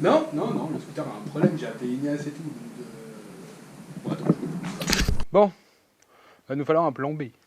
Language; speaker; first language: French; native; French